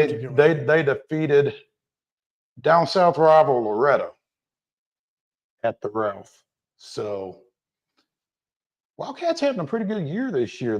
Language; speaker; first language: English; native; English